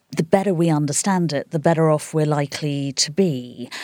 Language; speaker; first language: English; native; English